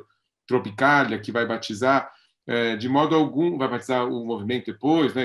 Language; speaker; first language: Portuguese; native; Portuguese